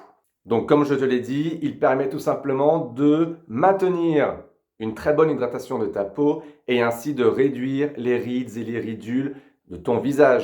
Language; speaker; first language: French; native; French